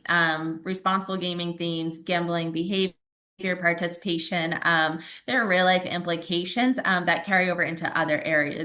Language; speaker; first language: English; native; English